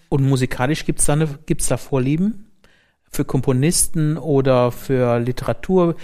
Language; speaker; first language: German; native; German